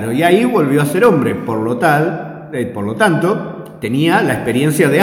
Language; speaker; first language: Spanish; native; Spanish